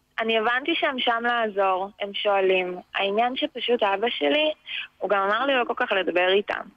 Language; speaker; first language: Hebrew; early bilingual, other home language; Russian